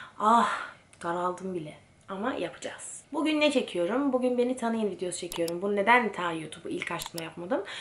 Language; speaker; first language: Turkish; early bilingual, heritage; Turkish